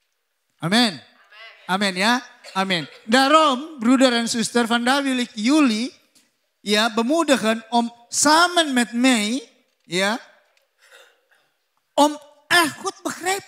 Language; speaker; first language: Dutch; non-native, learner; Indonesian